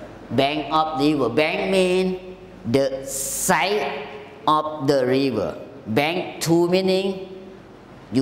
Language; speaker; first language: English; non-native, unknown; Thai